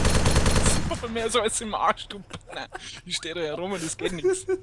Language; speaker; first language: German; native; German